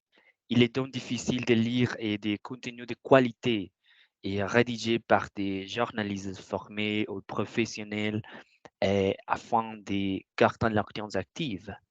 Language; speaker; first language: French; non-native, learner; Spanish